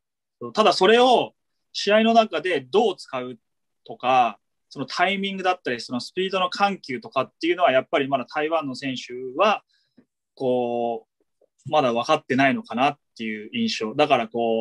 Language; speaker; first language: Japanese; native; Japanese